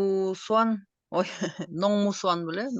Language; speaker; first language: Korean; non-native, learner; Kyrgyz